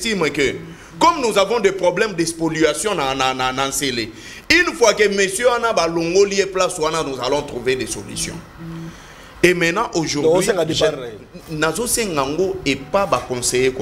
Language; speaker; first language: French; non-native, local second language; Lingala